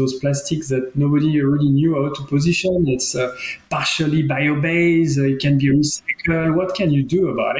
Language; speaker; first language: English; non-native, fluent; French